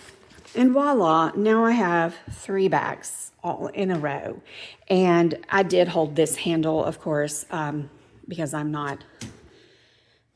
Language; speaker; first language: English; native; English